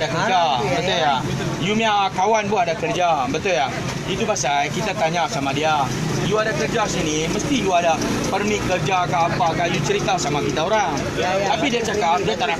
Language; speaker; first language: Malay; native; Malay